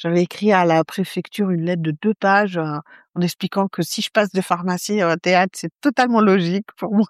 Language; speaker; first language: French; non-native, local second language; Arabic